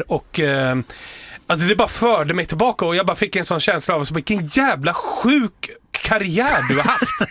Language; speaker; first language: Swedish; native; Swedish